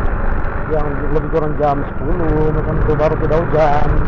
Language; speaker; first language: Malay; non-native, local second language; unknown